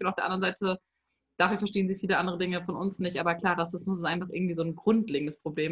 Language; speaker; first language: German; early bilingual, heritage; German